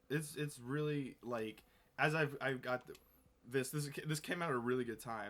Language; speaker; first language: English; native; English